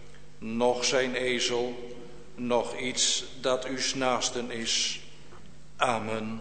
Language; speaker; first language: Dutch; native; Dutch